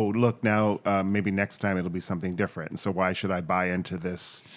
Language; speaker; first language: English; native; English